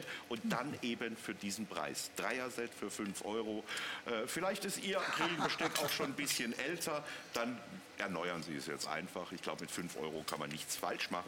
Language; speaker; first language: German; native; German